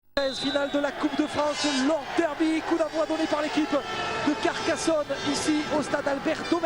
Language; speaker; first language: French; native; French